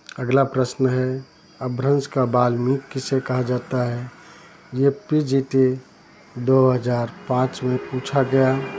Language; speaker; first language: Hindi; native; Hindi